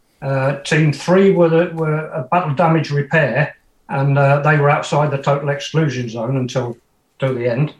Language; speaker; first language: English; native; English